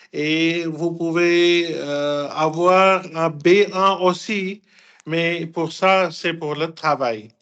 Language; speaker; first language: French; non-native, fluent; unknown